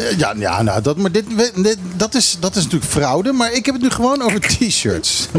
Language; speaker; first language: Dutch; native; Dutch